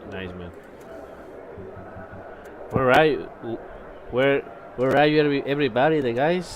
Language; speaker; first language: English; non-native, learner; Spanish